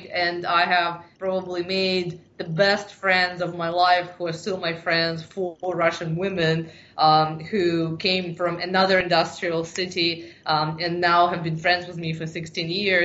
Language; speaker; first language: English; non-native, fluent; Ukrainian